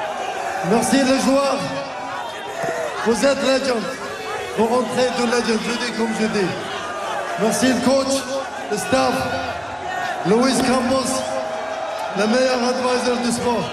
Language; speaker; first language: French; non-native, learner; Arabic